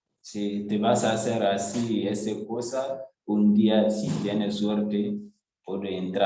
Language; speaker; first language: Spanish; non-native, learner; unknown